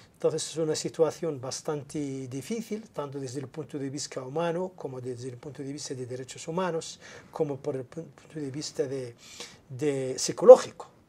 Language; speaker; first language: Spanish; non-native, local second language; Arabic